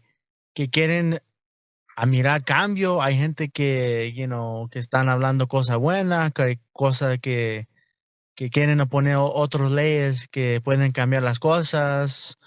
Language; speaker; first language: Spanish; non-native, learner; English